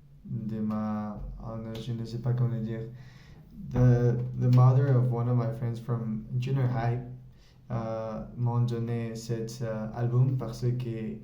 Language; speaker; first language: French; non-native, learner; Spanish